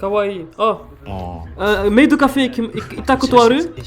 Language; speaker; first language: Japanese; non-native, learner; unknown